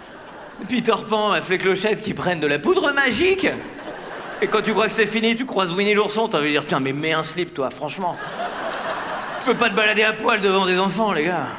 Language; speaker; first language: French; native; French